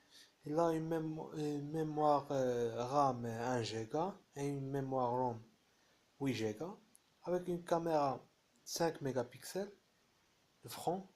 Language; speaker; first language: French; non-native, fluent; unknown